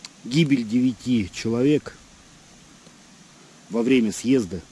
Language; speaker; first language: Russian; native; Russian